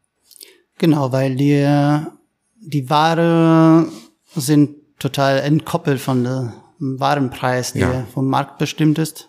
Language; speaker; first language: German; non-native, fluent; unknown